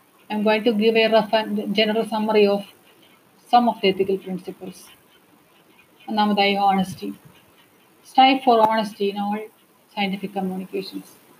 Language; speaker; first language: English; non-native, local second language; Malayalam